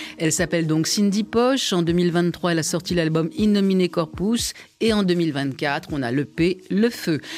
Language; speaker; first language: French; native; French